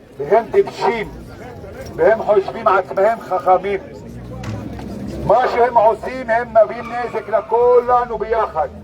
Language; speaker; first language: Hebrew; non-native, local second language; Arabic